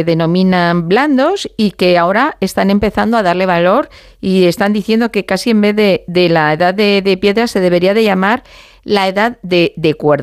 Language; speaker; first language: Spanish; native; Spanish